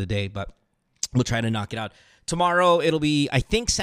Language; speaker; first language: English; non-native, local second language; Filipino